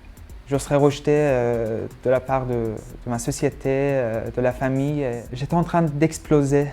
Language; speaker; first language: French; non-native, fluent; Persian